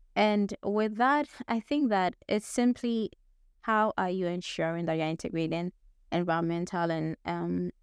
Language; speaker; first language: English; non-native, local second language; Akan